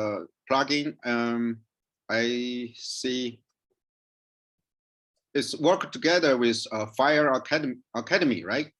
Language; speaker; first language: English; non-native, learner; Chinese